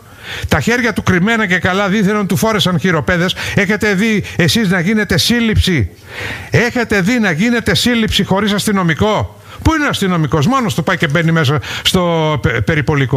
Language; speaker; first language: Greek; native; Greek